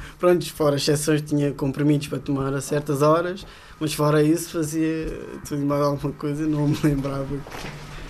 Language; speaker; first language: Portuguese; early bilingual, other home language; Kabuverdianu